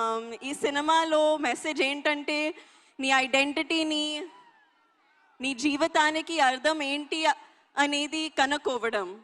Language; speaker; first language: Telugu; non-native, learner; Hindi